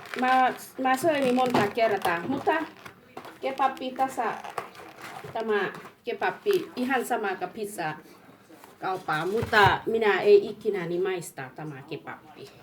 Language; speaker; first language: Finnish; non-native, learner; Thai